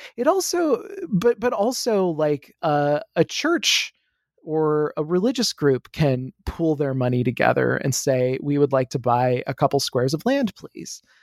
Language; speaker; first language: English; native; English